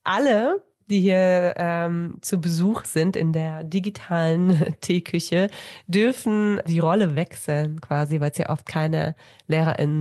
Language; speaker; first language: German; native; German